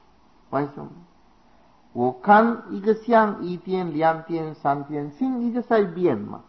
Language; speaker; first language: Chinese; non-native, fluent; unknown